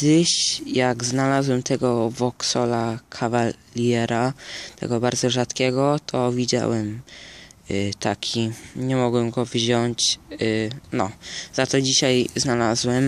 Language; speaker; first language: Polish; early bilingual, heritage; Polish